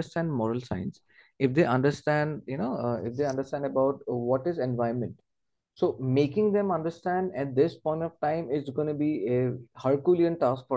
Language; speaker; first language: English; non-native, local second language; Assamese